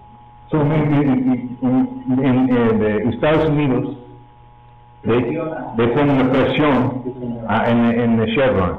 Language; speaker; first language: Spanish; non-native, learner; English